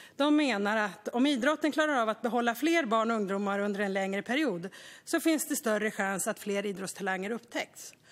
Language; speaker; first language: Swedish; native; Swedish